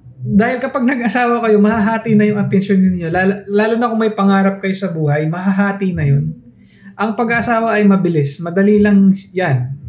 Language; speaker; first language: Filipino; non-native, local second language; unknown